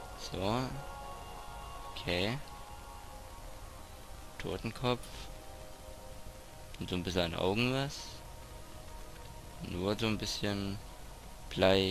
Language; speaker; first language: German; native; German